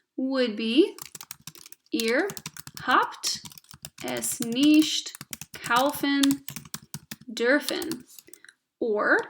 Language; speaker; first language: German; non-native, fluent; English